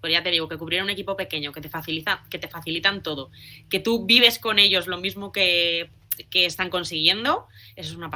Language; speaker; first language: Spanish; native; Spanish